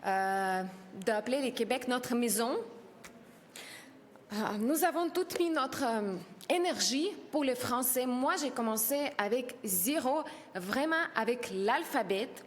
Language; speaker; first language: French; non-native, learner; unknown